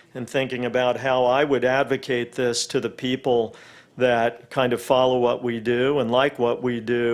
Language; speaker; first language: English; native; English